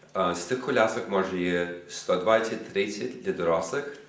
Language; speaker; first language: Ukrainian; non-native, fluent; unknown